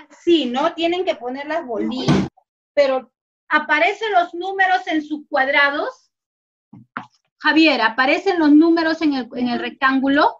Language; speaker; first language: Spanish; native; Spanish